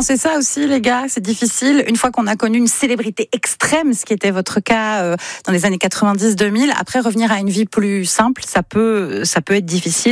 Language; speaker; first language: French; native; French